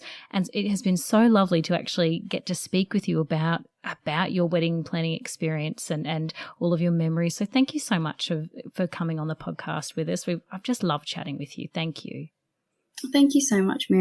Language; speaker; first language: English; native; English